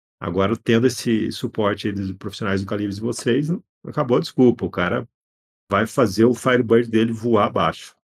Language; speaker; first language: Portuguese; native; Portuguese